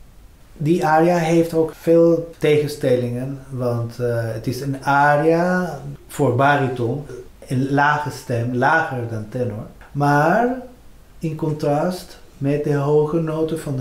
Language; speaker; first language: Dutch; non-native, fluent; Spanish